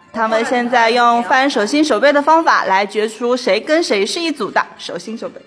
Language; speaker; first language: Chinese; native; Chinese